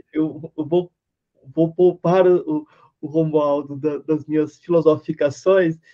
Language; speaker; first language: Portuguese; native; Portuguese